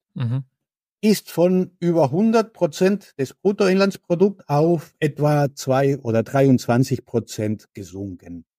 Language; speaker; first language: German; non-native, fluent; Spanish